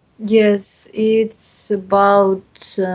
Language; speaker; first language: English; non-native, learner; Bashkir